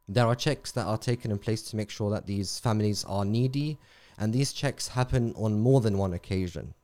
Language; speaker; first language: English; native; English